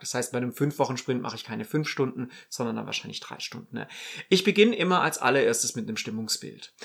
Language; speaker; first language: German; native; German